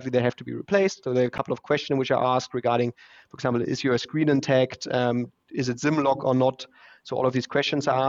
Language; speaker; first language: English; non-native, fluent; German